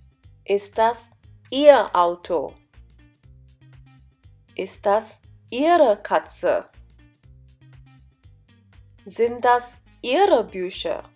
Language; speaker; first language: German; non-native, fluent; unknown